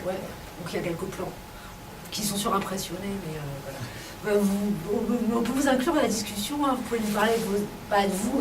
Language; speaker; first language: French; native; French